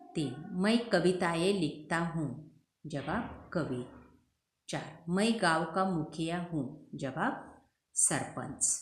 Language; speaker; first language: Hindi; non-native, local second language; Marathi